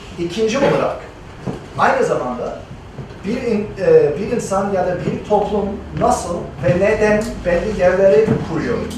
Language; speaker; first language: Turkish; non-native, fluent; English